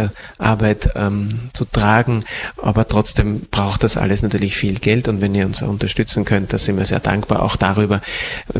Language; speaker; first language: German; native; German